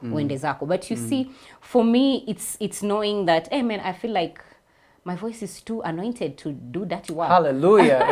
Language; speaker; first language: English; non-native, local second language; Swahili